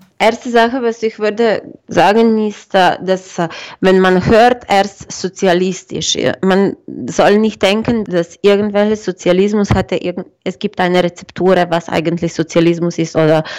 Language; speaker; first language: German; non-native, fluent; Slovenian